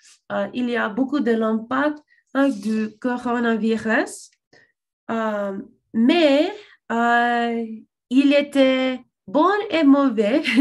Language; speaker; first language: French; non-native, learner; English